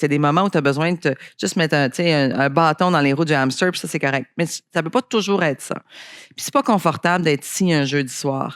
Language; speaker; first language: French; native; French